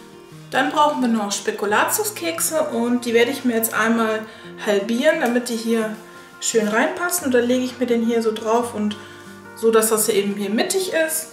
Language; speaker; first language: German; native; German